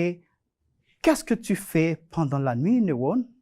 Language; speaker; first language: French; non-native, fluent; Spanish